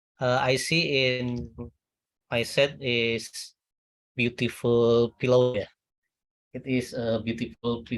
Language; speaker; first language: English; non-native, learner; Indonesian